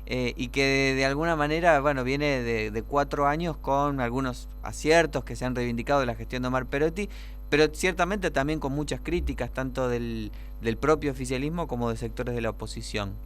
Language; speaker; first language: Spanish; native; Spanish